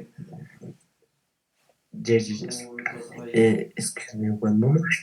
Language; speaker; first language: English; non-native, learner; Spanish